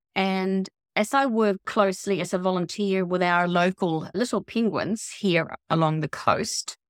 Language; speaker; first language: English; non-native, fluent; Swedish